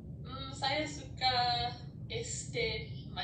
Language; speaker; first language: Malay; non-native, learner; English